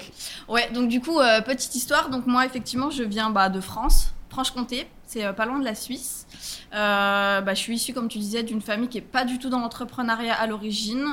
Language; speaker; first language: French; native; French